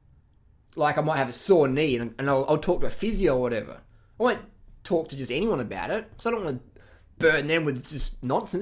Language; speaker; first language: English; native; English